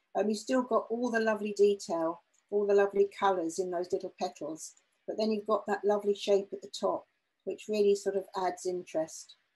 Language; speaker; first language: English; native; English